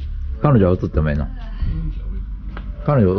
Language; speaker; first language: Japanese; native; Japanese